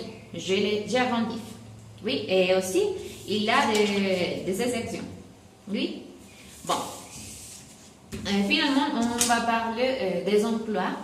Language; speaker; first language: French; non-native, learner; Spanish